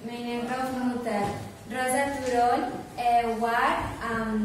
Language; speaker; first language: German; non-native, learner; Catalan